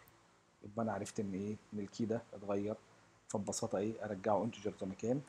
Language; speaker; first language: Arabic; native; Arabic